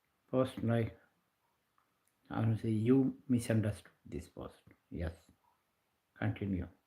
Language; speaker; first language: English; non-native, local second language; Bangla